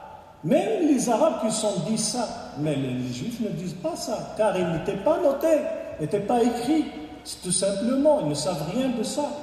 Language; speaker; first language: French; non-native, local second language; Arabic